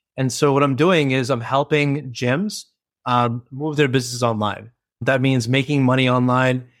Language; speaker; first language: English; early bilingual, other home language; Hindi